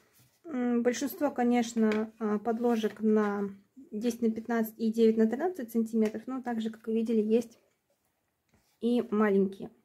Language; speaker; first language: Russian; native; Russian